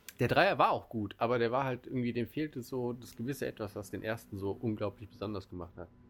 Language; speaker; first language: German; native; German